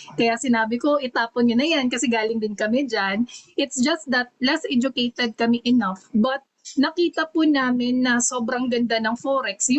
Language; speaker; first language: Filipino; non-native, local second language; Cebuano